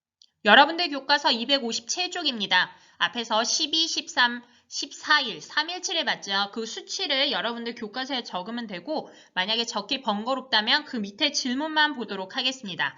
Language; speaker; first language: Korean; native; Korean